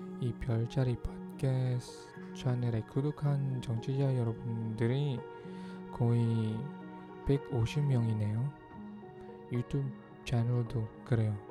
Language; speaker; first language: Korean; non-native, learner; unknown